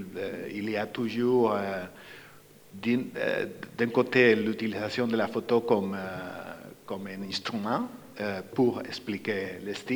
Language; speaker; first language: French; non-native, fluent; Spanish